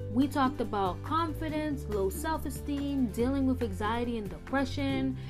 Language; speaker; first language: English; early bilingual, other home language; Haitian Creole